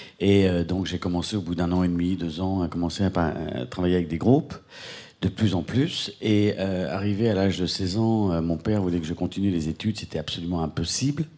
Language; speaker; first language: French; native; French